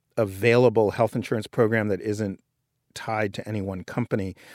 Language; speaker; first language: English; native; English